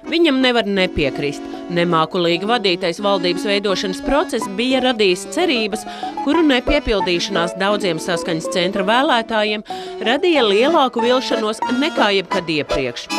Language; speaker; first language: Latvian; native; Latvian